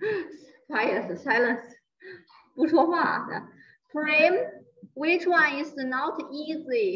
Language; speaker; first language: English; non-native, fluent; Chinese